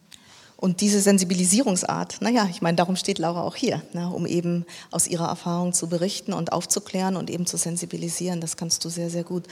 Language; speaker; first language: German; native; German